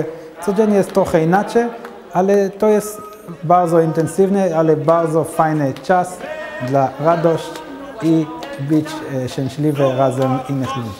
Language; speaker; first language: Polish; non-native, learner; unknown